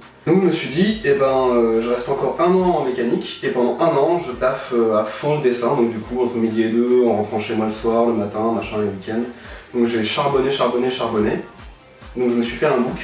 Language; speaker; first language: French; native; French